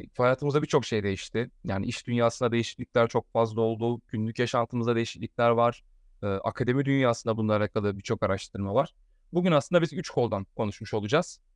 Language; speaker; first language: Turkish; native; Turkish